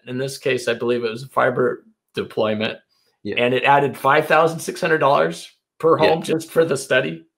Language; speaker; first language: English; native; English